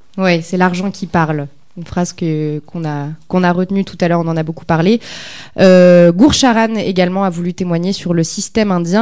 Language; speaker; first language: French; native; French